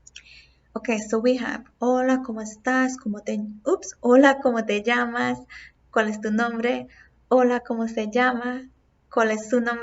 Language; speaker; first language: Spanish; non-native, fluent; English